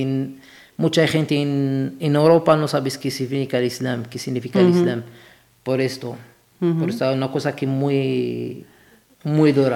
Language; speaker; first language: Spanish; non-native, learner; Arabic